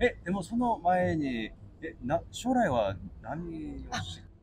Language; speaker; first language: Japanese; non-native, learner; English